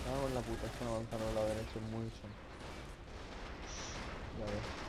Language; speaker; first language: Spanish; native; Spanish